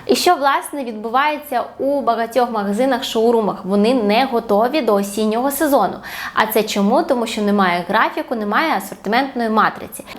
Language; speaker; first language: Ukrainian; non-native, local second language; Russian